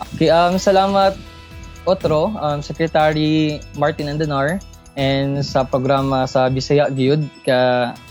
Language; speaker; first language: Cebuano; native; Cebuano